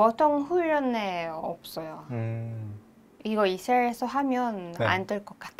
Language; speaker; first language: Korean; non-native, learner; Hebrew